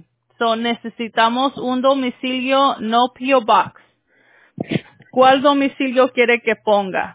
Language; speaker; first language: Spanish; early bilingual, heritage; Spanish